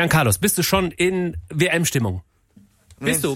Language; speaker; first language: German; native; German